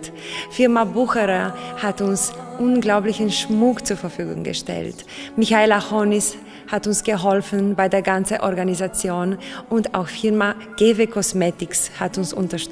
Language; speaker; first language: German; non-native, fluent; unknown